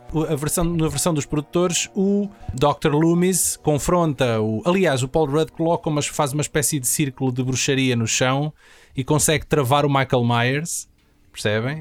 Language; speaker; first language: Portuguese; native; Portuguese